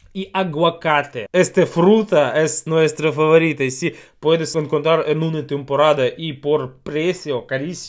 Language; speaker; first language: Spanish; non-native, learner; Russian